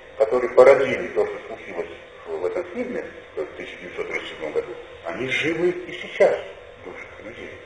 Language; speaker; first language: Russian; non-native, local second language; Georgian